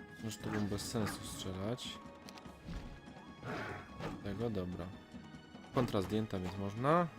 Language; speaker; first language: Polish; native; Polish